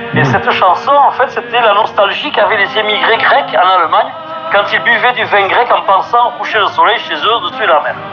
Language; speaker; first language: French; native; French